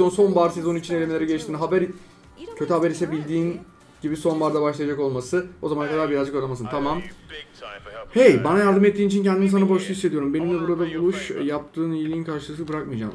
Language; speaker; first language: Turkish; native; Turkish